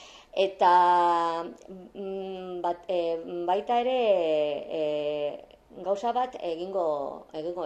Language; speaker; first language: Basque; non-native, local second language; Spanish